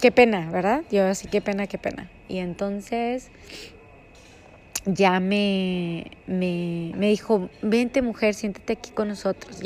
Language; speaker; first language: Spanish; native; Spanish